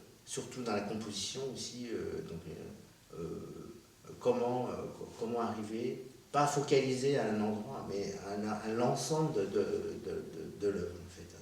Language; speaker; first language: French; early bilingual, other home language; Korean